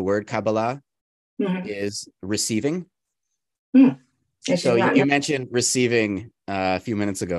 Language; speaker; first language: English; native; English